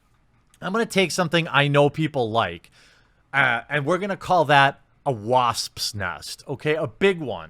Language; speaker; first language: English; native; English